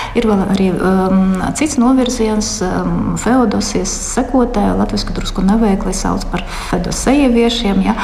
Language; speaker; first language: Latvian; non-native, local second language; Russian